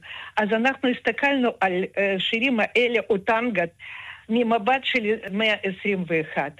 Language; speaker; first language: Hebrew; non-native, fluent; Russian